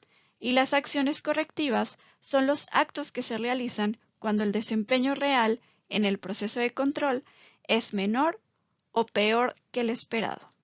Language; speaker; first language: Spanish; native; Spanish